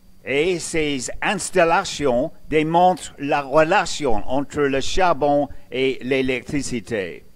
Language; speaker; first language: French; non-native, fluent; English